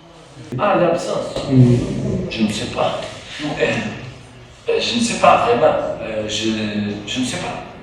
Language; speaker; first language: French; non-native, fluent; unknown